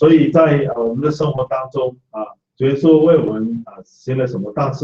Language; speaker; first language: Chinese; native; Chinese